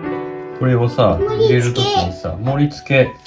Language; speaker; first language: Japanese; native; Japanese